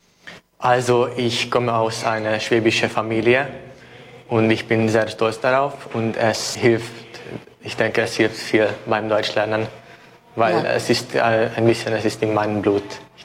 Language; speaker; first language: German; non-native, local second language; Hungarian